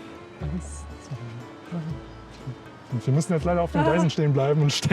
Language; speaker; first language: German; native; German